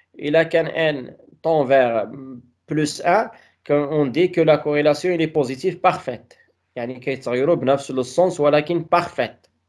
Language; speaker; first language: French; non-native, local second language; Arabic